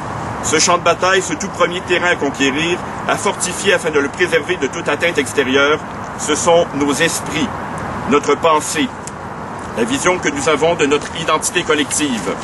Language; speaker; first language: French; native; French